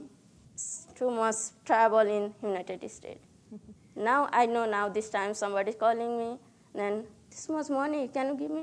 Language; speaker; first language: English; non-native, learner; Nepali